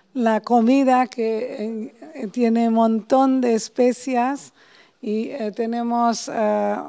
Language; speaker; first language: Spanish; non-native, fluent; Bangla